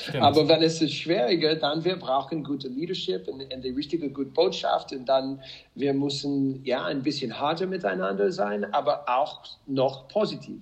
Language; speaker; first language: German; non-native, fluent; English